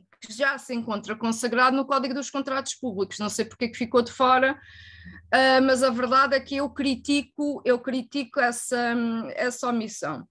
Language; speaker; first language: Portuguese; native; Portuguese